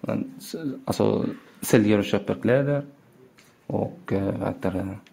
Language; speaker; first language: Swedish; non-native, learner; Arabic